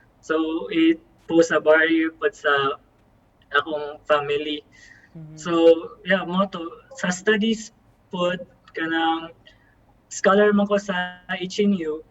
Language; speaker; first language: Cebuano; native; Cebuano